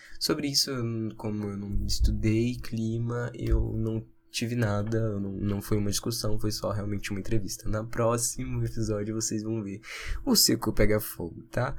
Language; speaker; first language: Portuguese; native; Portuguese